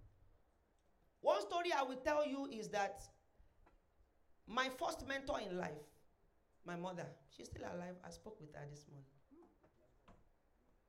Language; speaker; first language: English; non-native, local second language; Yoruba